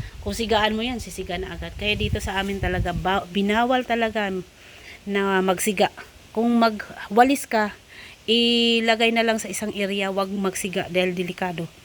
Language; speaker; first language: Filipino; non-native, local second language; Cebuano